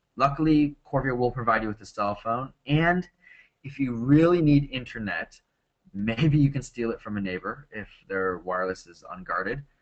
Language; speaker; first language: English; native; English